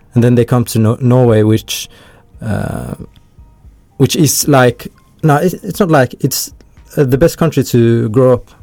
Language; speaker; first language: English; early bilingual, other home language; Norwegian